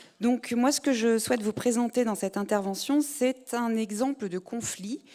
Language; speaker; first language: French; native; French